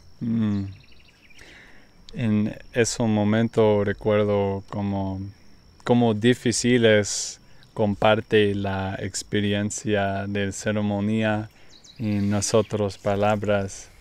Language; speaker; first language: Spanish; non-native, learner; English